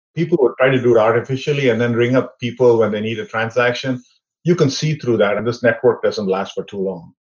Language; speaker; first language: English; non-native, local second language; Tamil